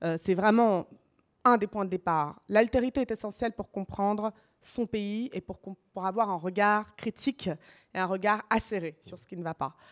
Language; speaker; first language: French; early bilingual, other home language; Russian